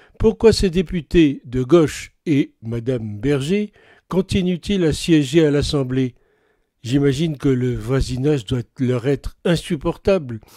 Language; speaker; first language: French; native; French